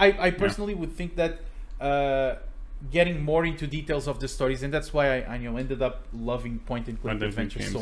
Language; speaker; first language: English; non-native, fluent; Portuguese